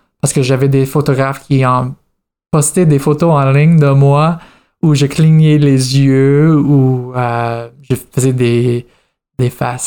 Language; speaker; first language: French; non-native, fluent; English